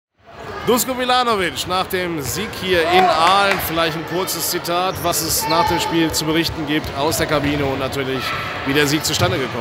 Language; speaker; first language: German; native; German